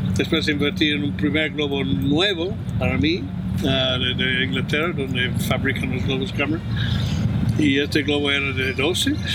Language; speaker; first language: Spanish; non-native, fluent; English